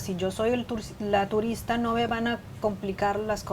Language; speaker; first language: Spanish; non-native, fluent; Chinese